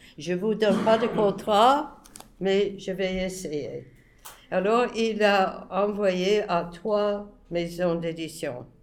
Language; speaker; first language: French; non-native, fluent; English